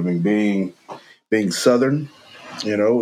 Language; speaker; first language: English; native; English